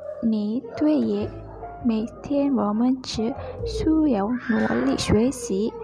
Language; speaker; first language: Chinese; non-native, learner; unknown